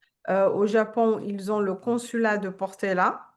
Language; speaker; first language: French; non-native, fluent; Portuguese